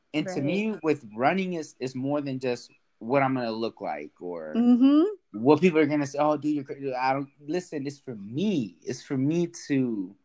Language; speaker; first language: English; early bilingual, other home language; Spanish